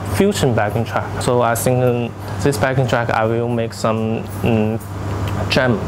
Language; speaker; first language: English; non-native, learner; Chinese